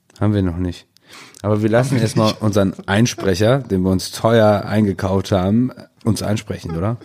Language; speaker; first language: German; native; German